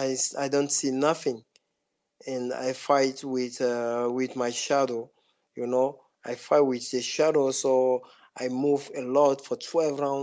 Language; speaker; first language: English; non-native, fluent; French